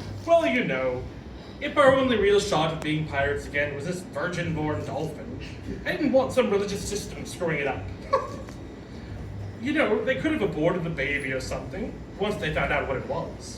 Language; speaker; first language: English; native; English